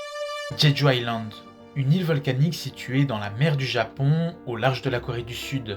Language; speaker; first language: French; native; French